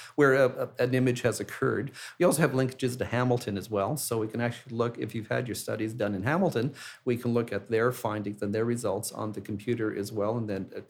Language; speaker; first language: English; native; English